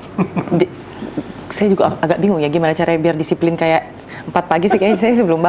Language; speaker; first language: Indonesian; native; Indonesian